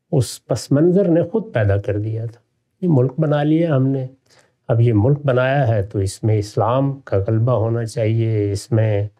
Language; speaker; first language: Urdu; non-native, local second language; Punjabi